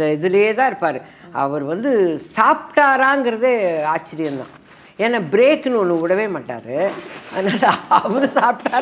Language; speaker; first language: Tamil; native; Tamil